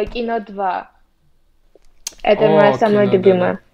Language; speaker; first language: Russian; non-native, learner; Armenian